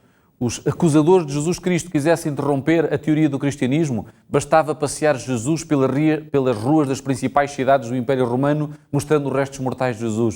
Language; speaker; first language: Portuguese; native; Portuguese